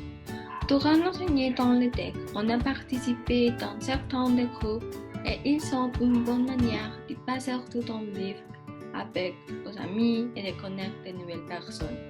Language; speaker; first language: French; non-native, learner; Spanish